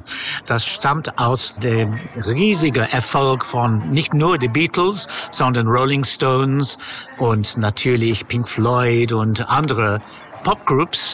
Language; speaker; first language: German; non-native, fluent; English